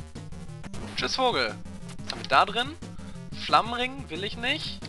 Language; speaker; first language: German; native; German